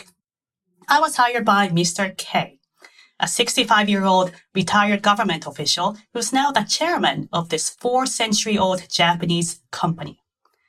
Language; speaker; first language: English; non-native, fluent; Japanese